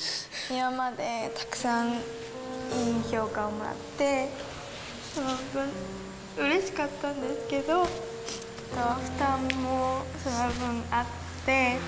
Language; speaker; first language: Japanese; native; Japanese